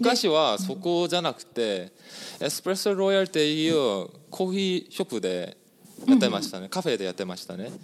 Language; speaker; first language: Japanese; non-native, fluent; English